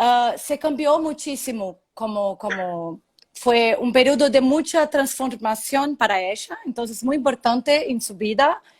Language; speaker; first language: Spanish; non-native, learner; Portuguese